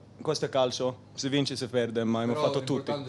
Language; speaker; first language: Italian; non-native, learner; Spanish